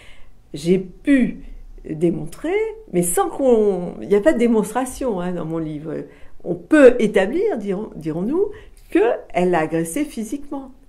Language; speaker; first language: French; native; French